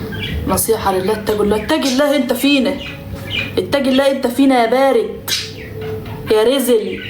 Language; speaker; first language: Arabic; native; Arabic